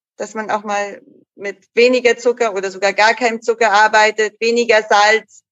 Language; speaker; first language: German; native; German